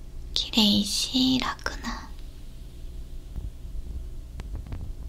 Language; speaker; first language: Japanese; non-native, learner; Korean